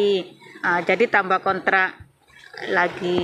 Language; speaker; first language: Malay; non-native, local second language; Javanese